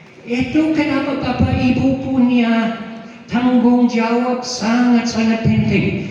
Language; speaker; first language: Indonesian; non-native, fluent; English